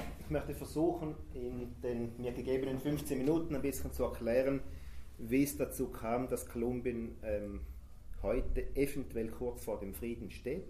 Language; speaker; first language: German; native; German